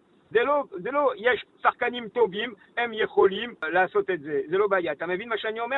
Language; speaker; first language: Hebrew; non-native, learner; French